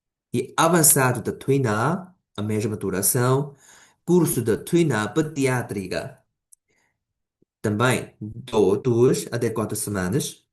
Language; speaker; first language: Portuguese; non-native, fluent; Chinese